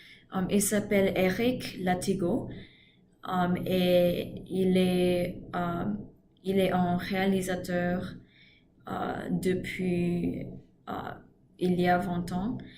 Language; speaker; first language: French; non-native, learner; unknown